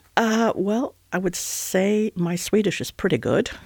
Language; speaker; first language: English; non-native, fluent; Swedish